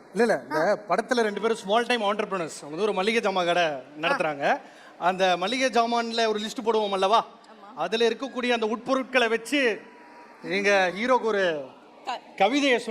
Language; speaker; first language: Tamil; native; Tamil